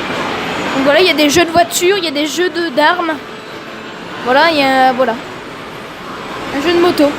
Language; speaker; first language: French; native; French